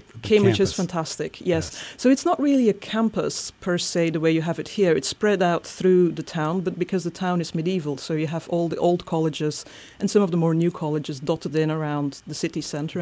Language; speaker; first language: English; non-native, fluent; Dutch